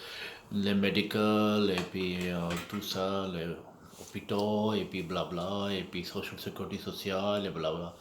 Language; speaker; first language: French; non-native, learner; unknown